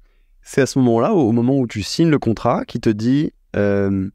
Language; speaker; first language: French; native; French